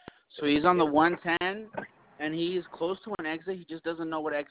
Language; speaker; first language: English; early bilingual, other home language; Spanish